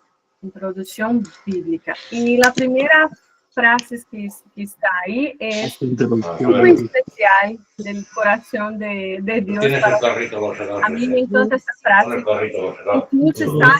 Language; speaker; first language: Spanish; non-native, fluent; Portuguese